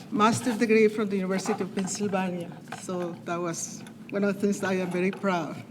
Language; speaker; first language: English; non-native, fluent; Spanish